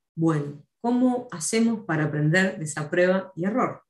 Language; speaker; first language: Spanish; native; Spanish